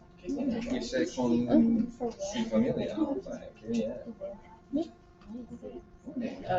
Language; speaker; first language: Spanish; non-native, fluent; English